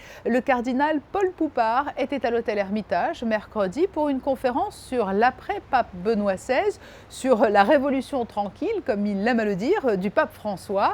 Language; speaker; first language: French; native; French